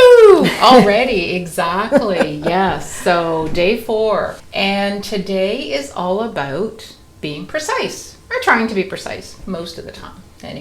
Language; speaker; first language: English; native; English